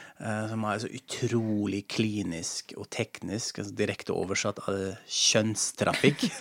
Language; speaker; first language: Norwegian; non-native, fluent; German